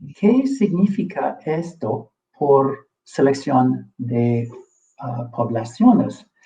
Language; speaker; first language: Spanish; non-native, fluent; English